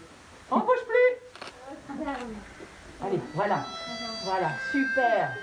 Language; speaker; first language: French; native; French